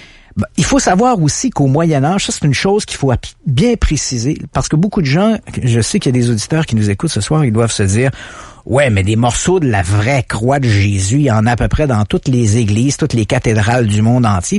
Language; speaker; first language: French; native; French